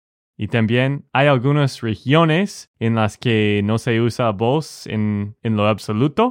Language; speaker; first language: Spanish; non-native, fluent; English